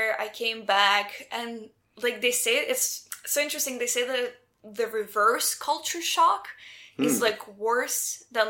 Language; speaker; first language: English; non-native, fluent; Russian